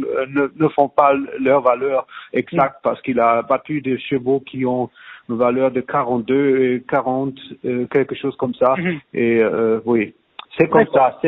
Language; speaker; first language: French; non-native, fluent; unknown